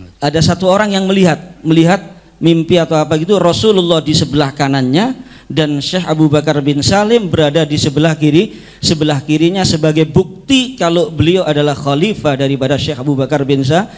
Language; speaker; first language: Indonesian; native; Indonesian